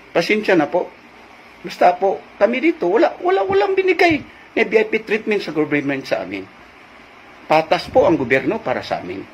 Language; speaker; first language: Filipino; non-native, local second language; Cebuano